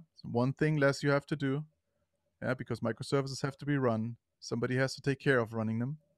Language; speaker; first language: English; non-native, fluent; German